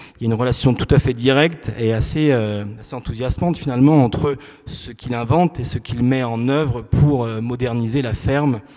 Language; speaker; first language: French; native; French